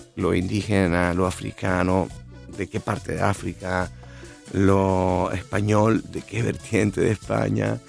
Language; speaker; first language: Spanish; native; Spanish